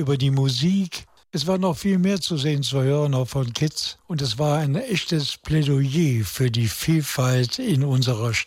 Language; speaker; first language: German; native; German